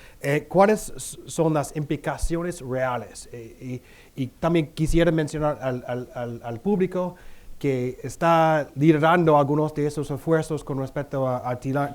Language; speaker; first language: Spanish; non-native, fluent; English